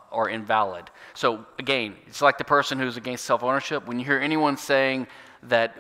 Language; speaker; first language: English; native; English